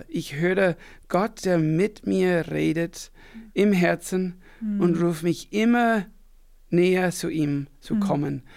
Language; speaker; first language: German; non-native, fluent; English